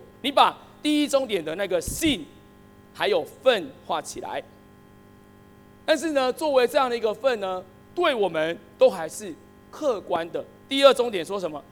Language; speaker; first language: Chinese; native; Chinese